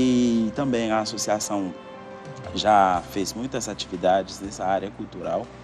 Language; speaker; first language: Portuguese; non-native, fluent; Haitian Creole